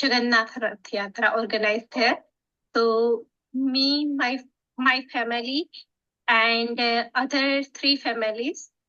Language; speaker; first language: English; non-native, learner; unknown